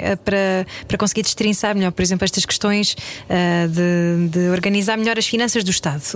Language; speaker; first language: Portuguese; native; Portuguese